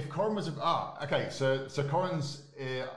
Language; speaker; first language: English; native; English